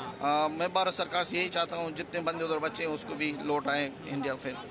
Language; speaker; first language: Hindi; non-native, fluent; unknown